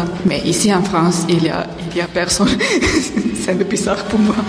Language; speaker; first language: French; non-native, fluent; Finnish